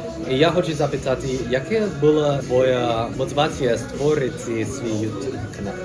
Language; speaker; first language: Ukrainian; non-native, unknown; English